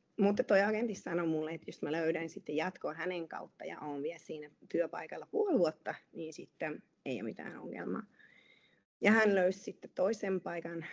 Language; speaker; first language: Finnish; non-native, fluent; Hungarian